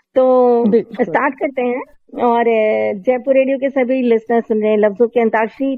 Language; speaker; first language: Hindi; native; Hindi